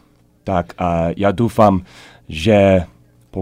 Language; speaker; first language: Slovak; early bilingual, heritage; English